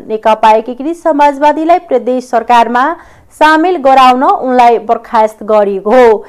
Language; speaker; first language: Nepali; non-native, local second language; Maithili